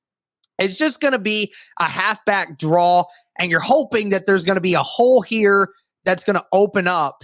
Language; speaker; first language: English; native; English